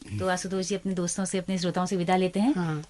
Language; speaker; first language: Hindi; native; Hindi